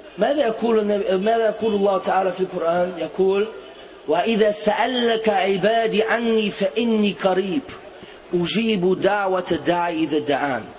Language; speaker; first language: Arabic; non-native, fluent; German